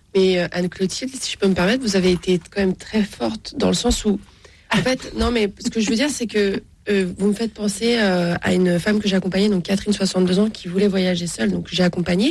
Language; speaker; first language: French; native; French